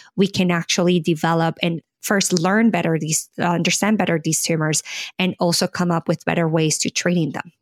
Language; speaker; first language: English; non-native, fluent; Spanish